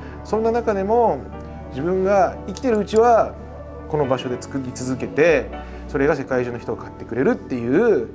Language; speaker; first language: Japanese; native; Japanese